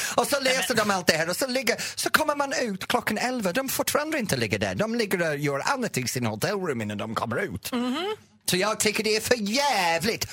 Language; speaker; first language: Swedish; non-native, fluent; English